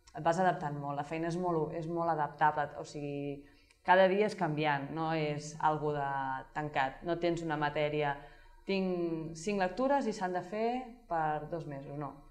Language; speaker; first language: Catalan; native; Catalan